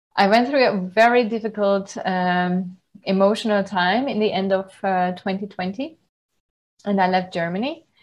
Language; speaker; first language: English; non-native, fluent; Hungarian